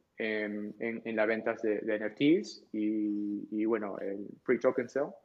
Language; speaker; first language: Spanish; early bilingual, heritage; Spanish